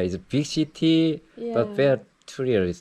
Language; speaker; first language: English; non-native, learner; Korean